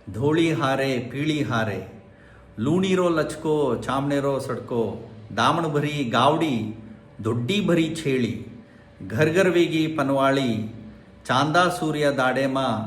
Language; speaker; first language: Kannada; non-native, local second language; Lambadi